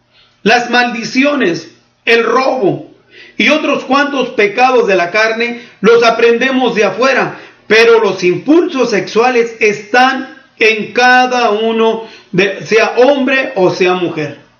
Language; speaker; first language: Spanish; native; Spanish